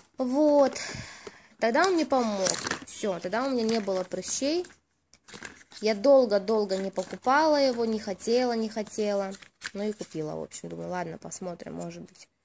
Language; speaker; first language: Russian; native; Russian